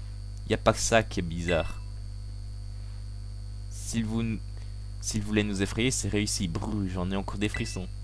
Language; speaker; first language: French; native; French